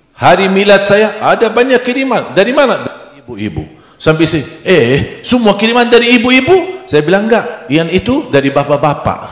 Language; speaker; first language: Indonesian; non-native, fluent; Arabic